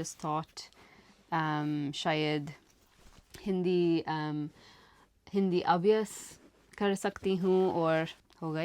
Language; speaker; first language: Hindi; non-native, learner; English